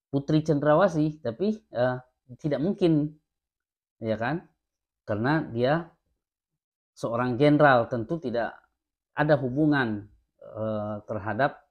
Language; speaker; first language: Indonesian; native; Indonesian